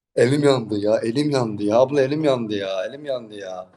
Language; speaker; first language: Turkish; native; Turkish